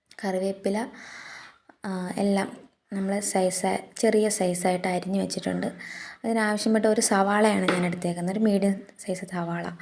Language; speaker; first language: Malayalam; native; Malayalam